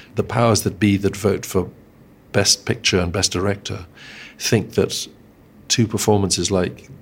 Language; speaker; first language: English; native; English